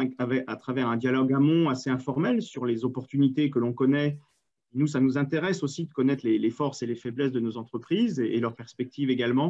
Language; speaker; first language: French; native; French